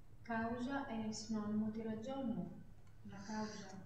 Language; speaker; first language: Italian; non-native, learner; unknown